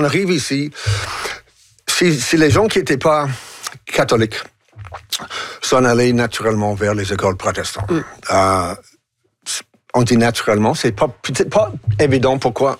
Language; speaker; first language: French; non-native, local second language; English